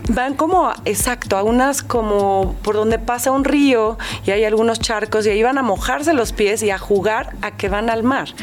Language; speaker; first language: Spanish; native; Spanish